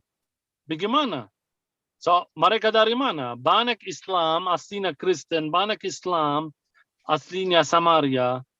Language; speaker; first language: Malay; non-native, fluent; Arabic